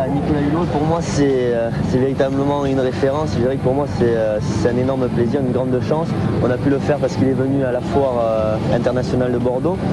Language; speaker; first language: French; native; French